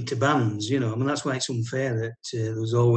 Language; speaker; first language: English; native; English